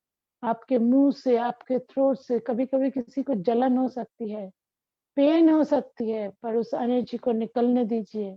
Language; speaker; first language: Hindi; non-native, local second language; Bangla